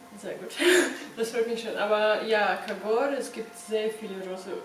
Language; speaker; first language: German; non-native, fluent; Romanian